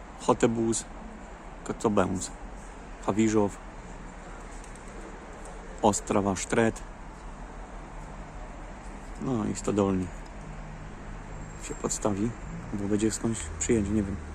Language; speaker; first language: Polish; native; Polish